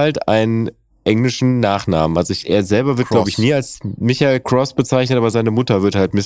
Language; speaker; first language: German; native; German